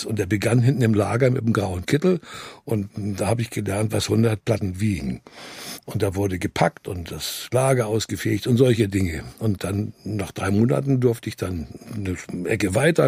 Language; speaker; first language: German; native; German